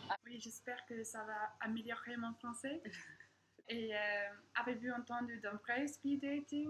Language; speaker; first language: French; non-native, learner; English